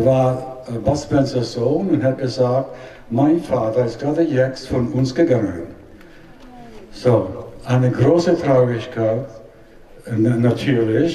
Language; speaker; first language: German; non-native, learner; Italian